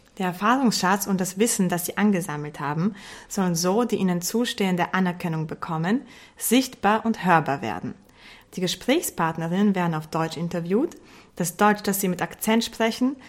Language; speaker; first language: German; early bilingual, other home language; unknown